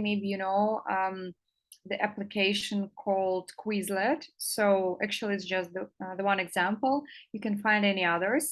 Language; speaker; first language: English; non-native, fluent; Russian